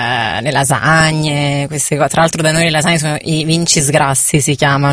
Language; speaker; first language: Italian; native; Italian